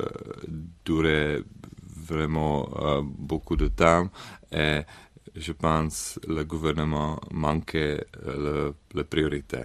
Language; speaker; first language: French; non-native, learner; Czech